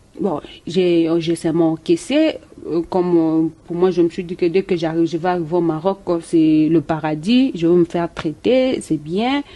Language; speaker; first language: French; non-native, local second language; Lingala